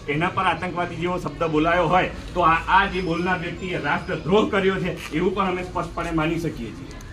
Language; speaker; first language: Gujarati; native; Gujarati